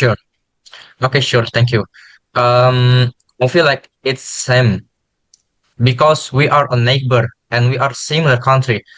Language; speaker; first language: English; non-native, learner; Indonesian